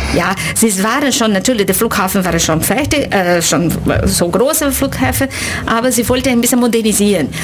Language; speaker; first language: German; non-native, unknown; Portuguese